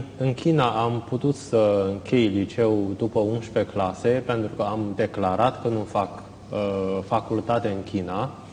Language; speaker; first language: Romanian; non-native, fluent; Chinese